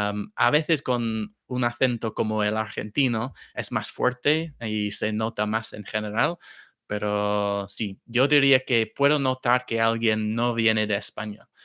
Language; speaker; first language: Spanish; non-native, fluent; English